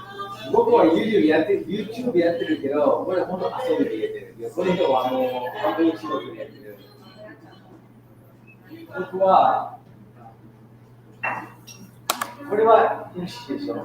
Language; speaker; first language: Japanese; non-native, learner; English